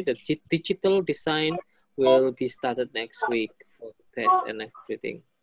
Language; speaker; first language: English; non-native, fluent; Indonesian